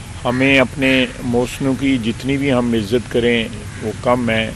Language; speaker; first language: Urdu; non-native, local second language; Punjabi